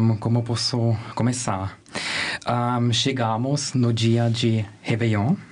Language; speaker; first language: Portuguese; non-native, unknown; German